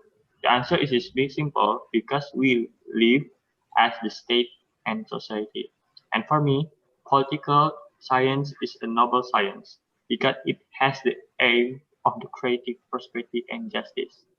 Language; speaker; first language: English; non-native, learner; Indonesian